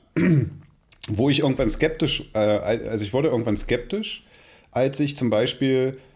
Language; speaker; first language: German; native; German